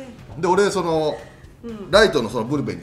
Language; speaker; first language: Japanese; native; Japanese